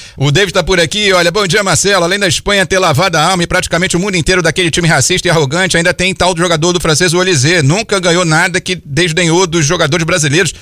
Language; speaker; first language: Portuguese; native; Portuguese